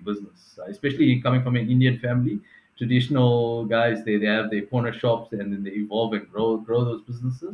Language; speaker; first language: English; native; English